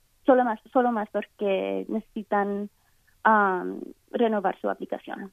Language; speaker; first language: Spanish; early bilingual, heritage; Spanish